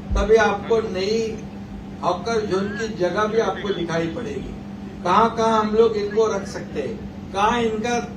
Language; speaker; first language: Hindi; non-native, local second language; Marathi